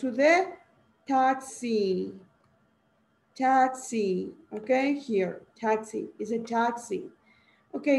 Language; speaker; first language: English; non-native, learner; Spanish